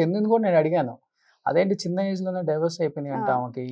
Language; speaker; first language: Telugu; native; Telugu